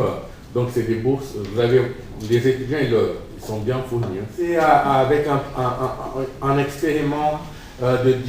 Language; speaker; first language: French; non-native, fluent; Portuguese